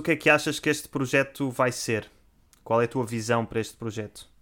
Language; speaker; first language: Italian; non-native, learner; Portuguese